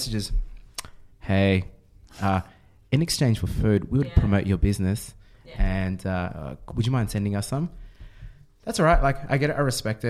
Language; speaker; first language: English; native; English